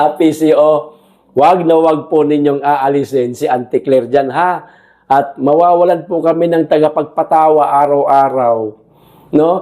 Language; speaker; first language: Filipino; non-native, local second language; Cebuano